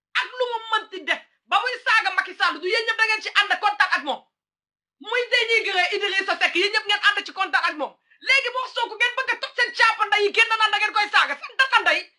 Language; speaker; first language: Wolof; early bilingual, heritage; Wolof